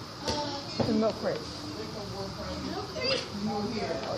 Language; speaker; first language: English; native; English